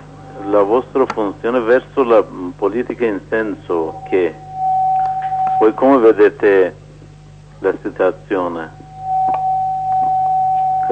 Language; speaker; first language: Italian; non-native, learner; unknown